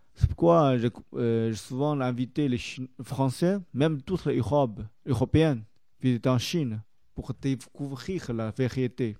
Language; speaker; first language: French; non-native, learner; Chinese